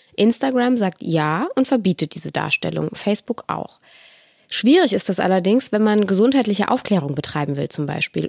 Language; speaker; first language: German; native; German